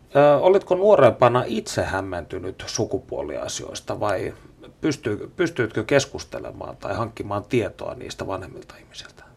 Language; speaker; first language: Finnish; native; Finnish